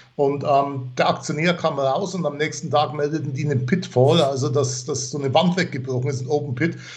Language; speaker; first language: German; non-native, fluent; English